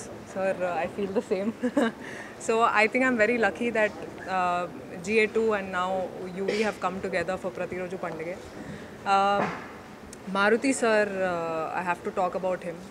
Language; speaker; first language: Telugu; non-native, local second language; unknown